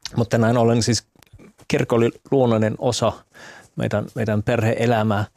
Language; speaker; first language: Finnish; non-native, fluent; German